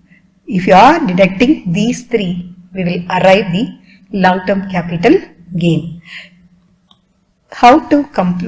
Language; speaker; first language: English; non-native, local second language; Tamil